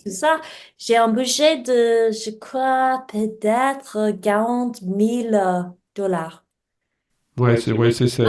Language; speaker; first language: French; non-native, learner; English